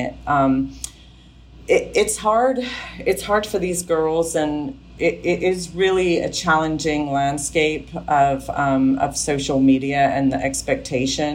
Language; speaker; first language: English; native; English